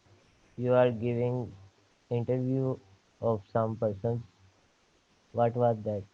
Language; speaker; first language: English; non-native, learner; Urdu